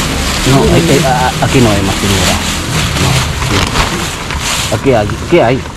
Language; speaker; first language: Spanish; non-native, learner; Filipino